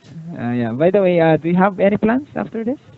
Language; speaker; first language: English; non-native, local second language; Filipino